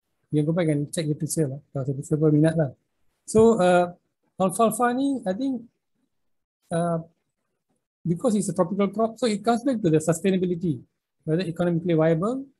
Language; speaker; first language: English; non-native, local second language; Malay